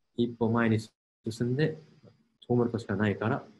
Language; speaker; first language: Japanese; non-native, fluent; English